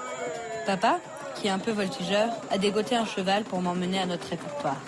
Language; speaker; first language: French; native; French